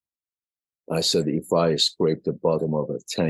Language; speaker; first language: English; non-native, fluent; Persian